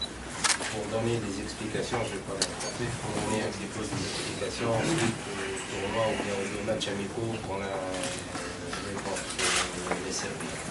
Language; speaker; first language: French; non-native, local second language; Arabic